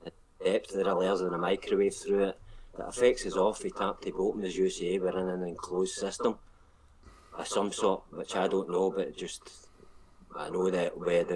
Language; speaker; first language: English; native; English